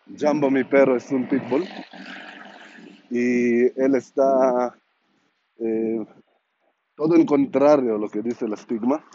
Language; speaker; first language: Spanish; non-native, learner; Hebrew